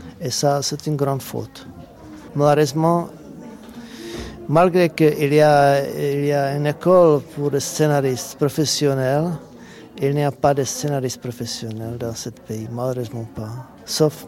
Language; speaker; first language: French; non-native, fluent; Czech